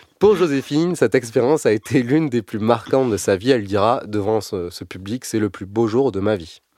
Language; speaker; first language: French; native; French